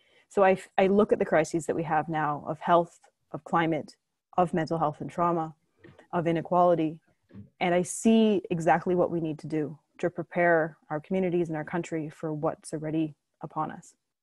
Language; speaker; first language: English; native; English